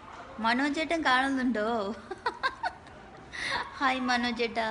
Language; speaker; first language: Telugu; non-native, local second language; Malayalam